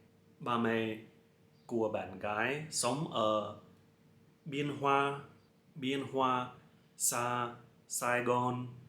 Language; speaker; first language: Vietnamese; non-native, learner; English